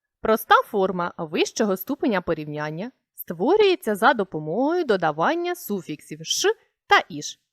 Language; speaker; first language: Ukrainian; native; Ukrainian